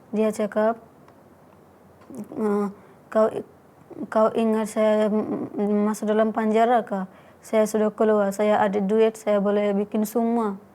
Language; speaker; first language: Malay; non-native, learner; Bangla